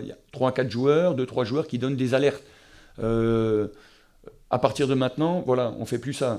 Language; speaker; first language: French; native; French